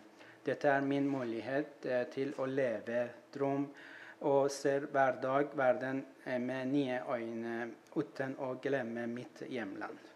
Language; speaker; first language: Norwegian; non-native, learner; Persian